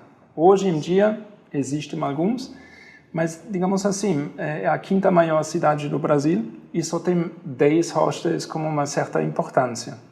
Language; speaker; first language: Portuguese; non-native, fluent; German